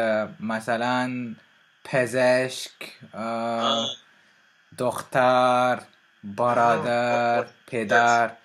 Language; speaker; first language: Persian; non-native, learner; French